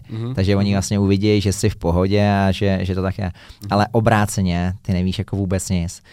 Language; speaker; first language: Czech; native; Czech